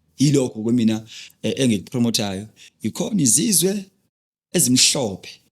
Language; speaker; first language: Zulu; native; Zulu